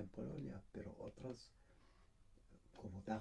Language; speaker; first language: Spanish; non-native, fluent; German